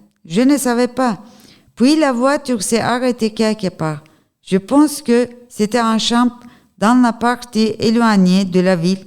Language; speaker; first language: French; non-native, learner; Turkish